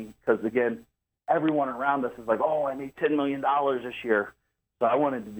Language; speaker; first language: English; native; English